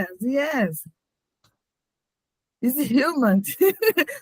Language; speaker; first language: English; non-native, learner; Portuguese